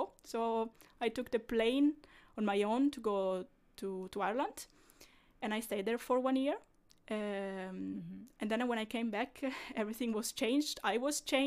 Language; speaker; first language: English; non-native, fluent; Italian